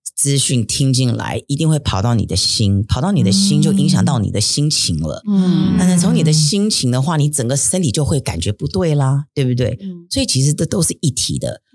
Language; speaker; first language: Chinese; early bilingual, heritage; Chinese